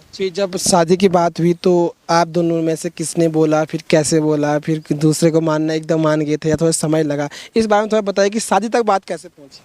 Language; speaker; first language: Hindi; native; Hindi